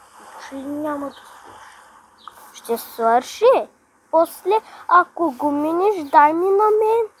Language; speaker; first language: Bulgarian; non-native, local second language; Turkish